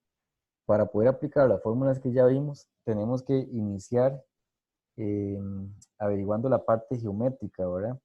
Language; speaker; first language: Spanish; native; Spanish